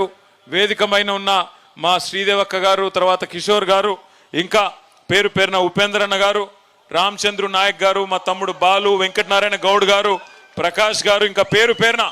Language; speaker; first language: Telugu; native; Telugu